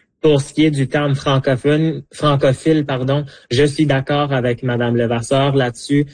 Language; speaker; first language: French; non-native, local second language; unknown